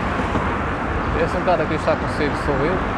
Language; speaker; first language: Portuguese; native; Portuguese